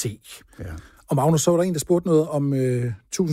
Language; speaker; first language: Danish; native; Danish